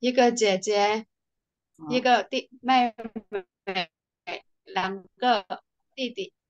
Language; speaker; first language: Chinese; non-native, learner; Burmese